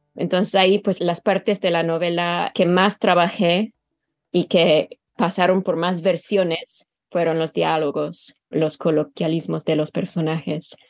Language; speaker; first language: Spanish; non-native, fluent; English